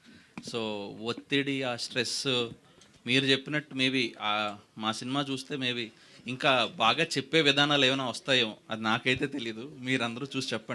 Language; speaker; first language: Telugu; native; Telugu